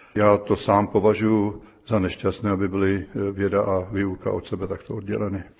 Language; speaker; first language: Czech; native; Czech